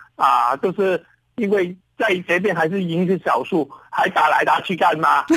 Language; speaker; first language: Chinese; non-native, local second language; Cantonese